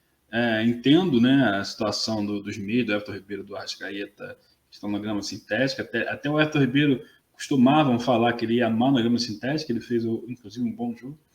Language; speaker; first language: Portuguese; native; Portuguese